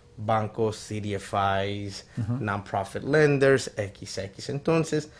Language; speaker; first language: Spanish; early bilingual, heritage; Spanish